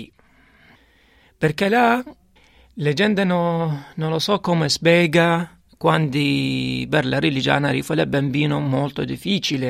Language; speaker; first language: Italian; non-native, learner; Arabic